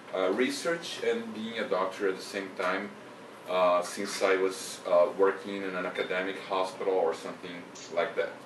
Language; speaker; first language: English; non-native, fluent; Portuguese